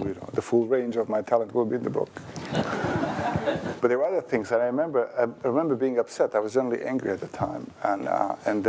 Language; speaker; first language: English; non-native, fluent; Bosnian